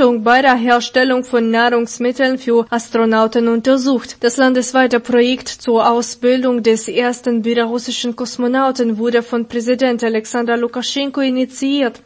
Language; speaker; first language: German; non-native, fluent; Russian